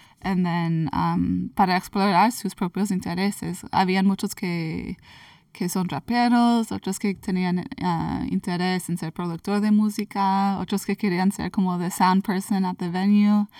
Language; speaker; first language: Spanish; early bilingual, heritage; English